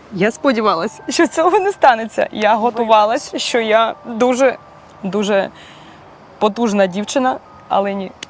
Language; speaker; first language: Ukrainian; non-native, local second language; Russian